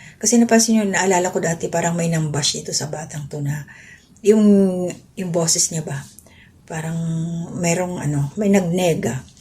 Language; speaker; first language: Filipino; non-native, local second language; Waray